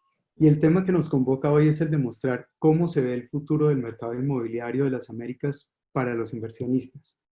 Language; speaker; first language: Spanish; native; Spanish